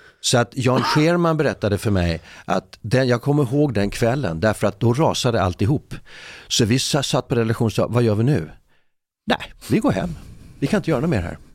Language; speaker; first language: Swedish; native; Swedish